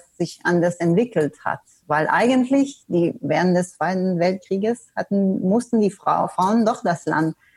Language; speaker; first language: German; non-native, fluent; English